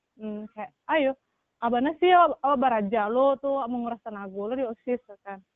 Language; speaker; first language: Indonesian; non-native, local second language; Minangkabau